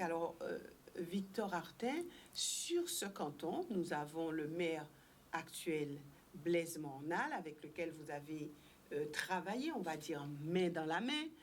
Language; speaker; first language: French; native; French